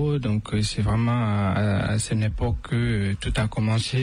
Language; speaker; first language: French; non-native, fluent; Tibetan